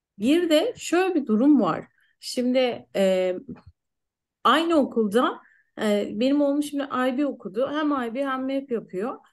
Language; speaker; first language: Turkish; native; Turkish